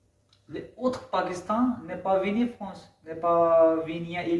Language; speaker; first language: French; non-native, learner; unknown